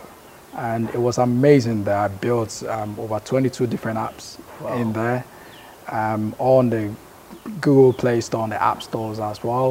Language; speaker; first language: English; non-native, local second language; Akan